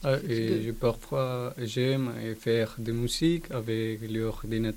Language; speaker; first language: French; non-native, learner; Spanish